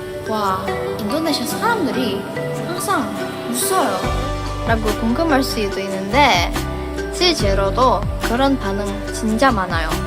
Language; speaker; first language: Korean; non-native, fluent; Indonesian